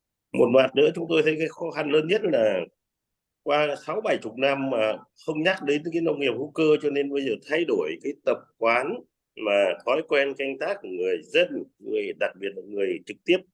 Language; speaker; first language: Vietnamese; native; Vietnamese